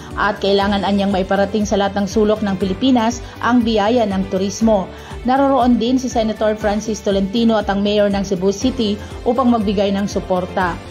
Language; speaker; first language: Filipino; non-native, local second language; Bikol